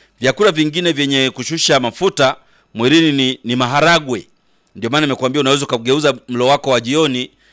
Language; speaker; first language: Swahili; native; Swahili